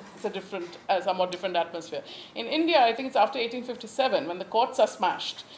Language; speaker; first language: English; native; English